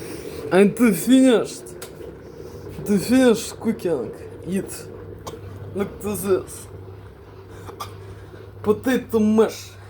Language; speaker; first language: English; non-native, learner; Russian